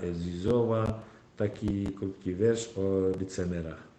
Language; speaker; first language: Polish; non-native, learner; Turkmen